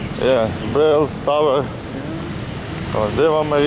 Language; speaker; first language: English; non-native, learner; Russian